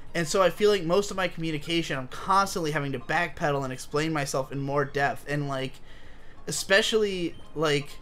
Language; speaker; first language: English; native; English